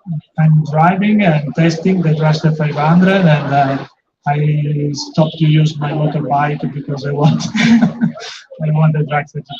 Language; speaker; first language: English; non-native, fluent; Italian